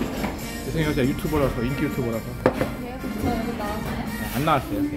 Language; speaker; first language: Korean; native; Korean